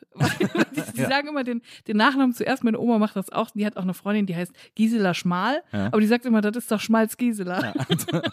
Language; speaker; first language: German; native; German